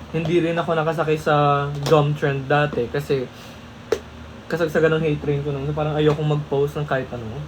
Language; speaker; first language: Filipino; native; Filipino